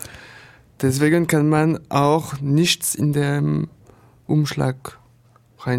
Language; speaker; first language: German; non-native, learner; French